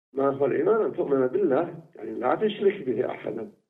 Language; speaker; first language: Arabic; native; Arabic